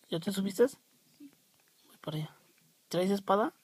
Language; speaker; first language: Spanish; native; Spanish